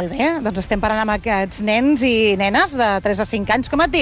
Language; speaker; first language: Catalan; native; Catalan